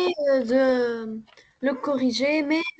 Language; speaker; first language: French; non-native, learner; Arabic